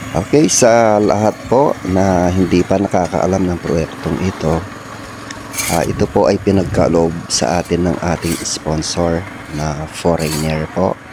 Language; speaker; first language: Filipino; non-native, local second language; Pampanga